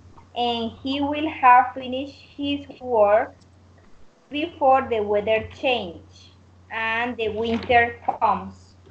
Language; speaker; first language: English; non-native, learner; Spanish